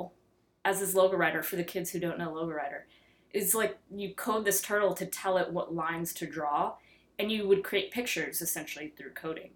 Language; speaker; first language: English; native; English